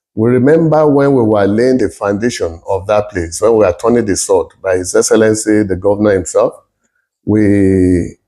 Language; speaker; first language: English; non-native, local second language; Yoruba